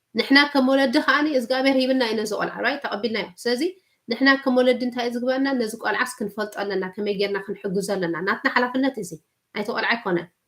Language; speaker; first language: Tigrinya; early bilingual, heritage; Tigrinya